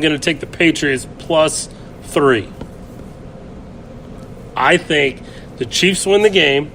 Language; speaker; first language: English; native; English